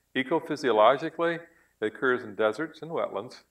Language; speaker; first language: English; native; English